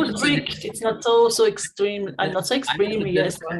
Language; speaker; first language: English; non-native, fluent; German